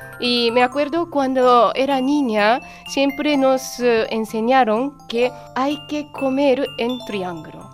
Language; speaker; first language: Spanish; non-native, fluent; Japanese